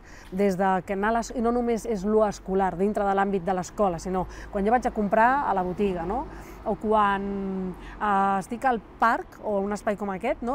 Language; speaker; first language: Catalan; native; Catalan